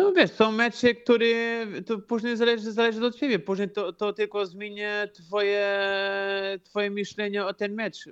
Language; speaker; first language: Polish; non-native, fluent; Portuguese